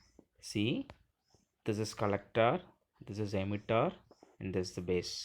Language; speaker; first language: English; non-native, local second language; Tamil